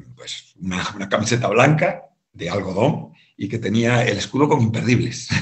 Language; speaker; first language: Spanish; native; Spanish